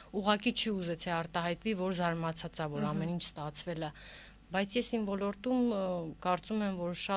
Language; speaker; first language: Armenian; early bilingual, heritage; Armenian